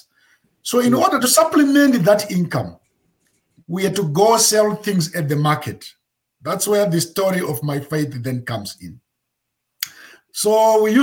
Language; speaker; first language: English; non-native, local second language; Shona